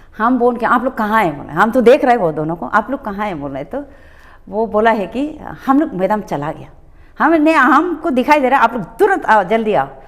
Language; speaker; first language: Hindi; non-native, local second language; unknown